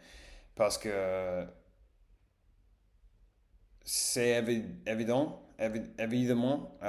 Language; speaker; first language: French; non-native, fluent; Spanish